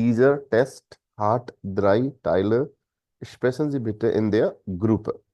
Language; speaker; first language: German; non-native, fluent; Hindi